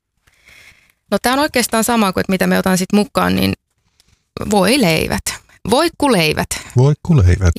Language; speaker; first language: Finnish; native; Finnish